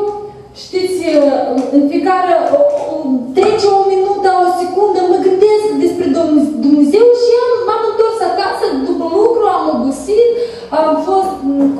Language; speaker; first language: Romanian; non-native, learner; Russian